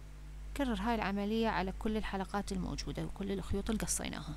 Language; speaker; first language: Arabic; native; Arabic